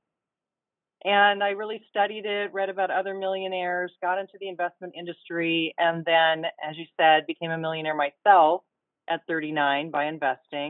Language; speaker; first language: English; native; English